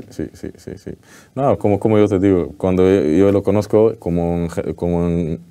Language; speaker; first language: Spanish; non-native, learner; Dutch